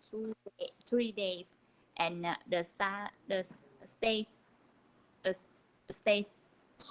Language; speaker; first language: English; non-native, learner; Vietnamese